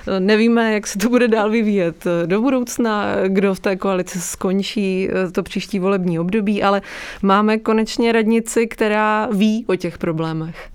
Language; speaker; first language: Czech; native; Czech